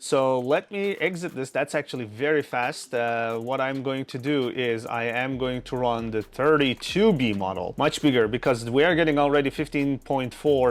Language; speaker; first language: English; non-native, fluent; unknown